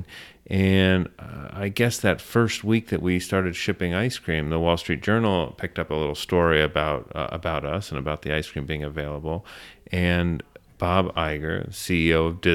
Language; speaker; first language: English; native; English